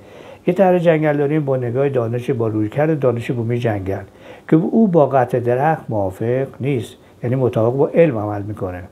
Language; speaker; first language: Persian; native; Persian